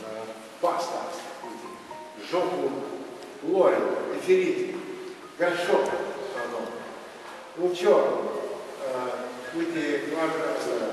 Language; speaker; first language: Romanian; non-native, local second language; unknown